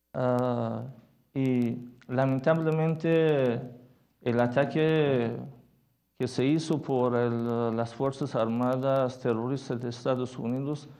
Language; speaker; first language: Spanish; non-native, fluent; Persian